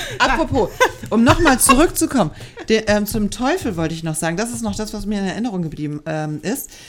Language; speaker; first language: German; native; German